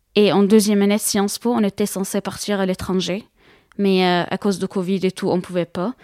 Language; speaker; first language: French; non-native, fluent; Arabic